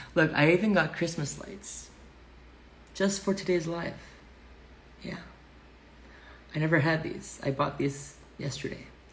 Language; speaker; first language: English; early bilingual, other home language; Korean